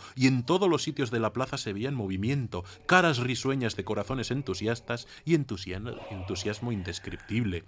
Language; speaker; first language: Spanish; native; Spanish